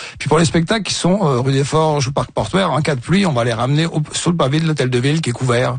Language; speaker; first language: French; native; French